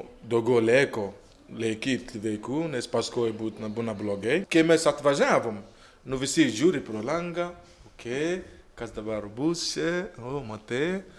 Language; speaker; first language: Lithuanian; non-native, learner; Igbo